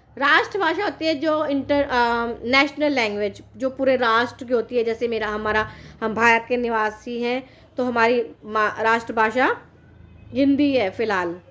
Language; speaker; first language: Hindi; native; Hindi